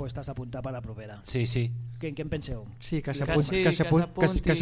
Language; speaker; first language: Catalan; native; Catalan